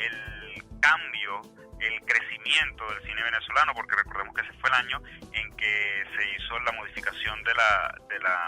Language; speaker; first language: Spanish; native; Spanish